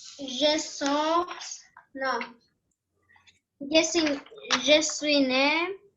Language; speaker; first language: French; non-native, learner; Spanish